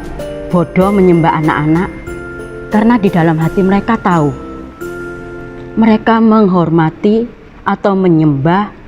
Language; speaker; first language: Indonesian; native; Indonesian